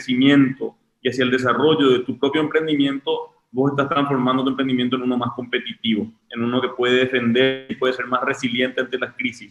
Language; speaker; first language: Spanish; native; Spanish